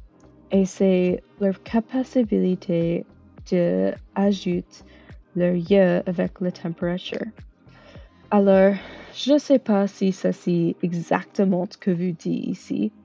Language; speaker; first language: French; non-native, learner; English